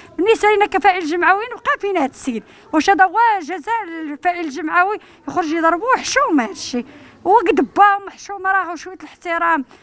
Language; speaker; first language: Arabic; native; Arabic